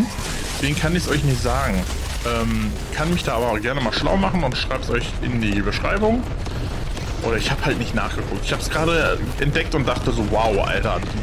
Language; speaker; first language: German; native; German